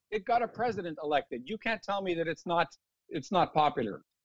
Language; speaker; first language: English; early bilingual, other home language; Ukrainian